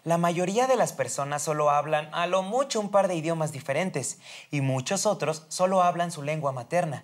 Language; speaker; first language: Spanish; native; Spanish